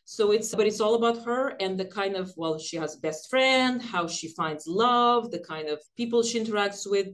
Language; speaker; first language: English; early bilingual, other home language; Ukrainian